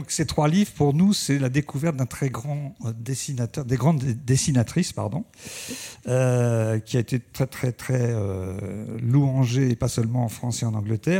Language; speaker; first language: French; native; French